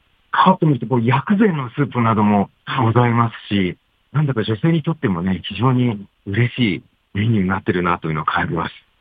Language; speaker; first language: Japanese; native; Japanese